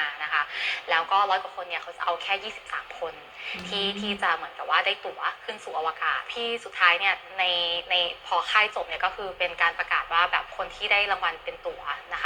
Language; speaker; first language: Thai; native; Thai